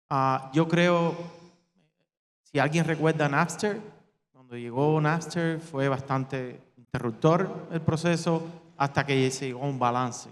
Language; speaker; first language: Spanish; native; Spanish